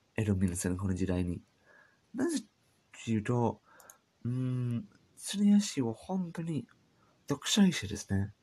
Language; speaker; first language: Japanese; non-native, learner; English